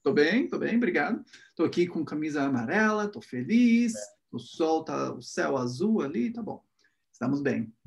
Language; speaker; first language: Portuguese; non-native, fluent; English